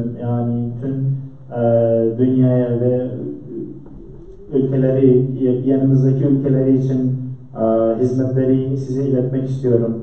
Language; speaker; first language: Turkish; non-native, fluent; Central Kurdish